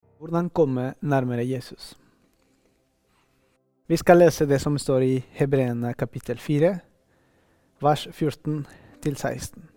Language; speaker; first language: Norwegian; non-native, fluent; Spanish